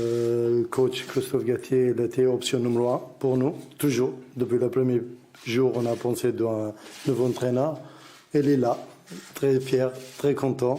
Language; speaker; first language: French; non-native, learner; Arabic